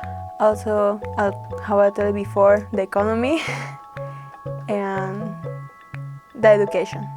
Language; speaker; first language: English; non-native, local second language; Spanish